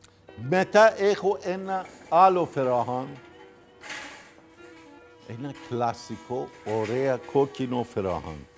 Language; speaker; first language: Greek; non-native, fluent; Persian